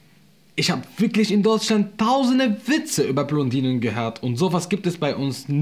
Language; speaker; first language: German; non-native, fluent; Arabic